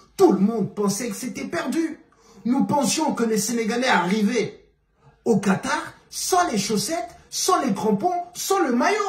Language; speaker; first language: French; non-native, local second language; Bambara